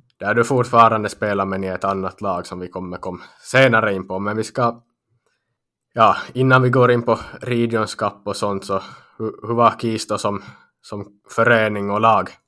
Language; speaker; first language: Swedish; native; Swedish